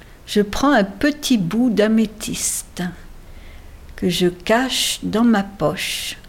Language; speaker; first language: French; native; French